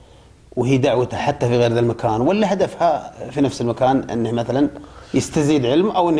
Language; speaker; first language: Arabic; native; Arabic